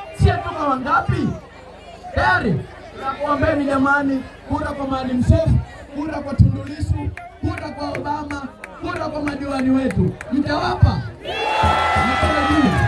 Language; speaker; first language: Swahili; native; Swahili